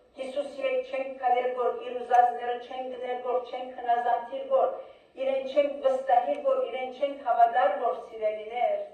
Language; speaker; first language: Armenian; early bilingual, heritage; Armenian